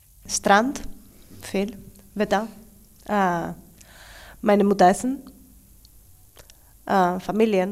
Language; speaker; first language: German; non-native, learner; Spanish